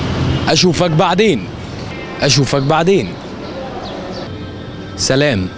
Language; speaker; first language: Arabic; non-native, learner; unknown